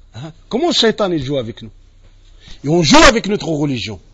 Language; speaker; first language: French; non-native, local second language; Arabic